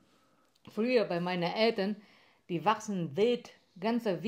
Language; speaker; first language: German; non-native, learner; Vietnamese